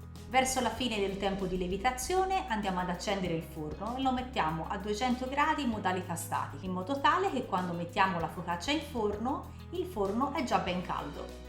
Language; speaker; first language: Italian; native; Italian